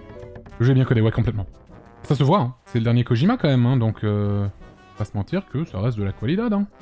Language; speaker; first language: French; native; French